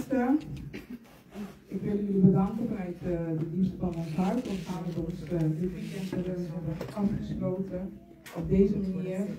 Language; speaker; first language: Dutch; non-native, local second language; Papiamento